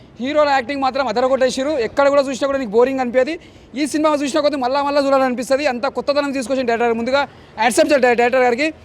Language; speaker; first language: Telugu; native; Telugu